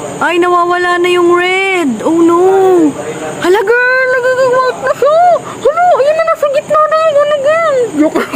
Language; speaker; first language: Filipino; native; Filipino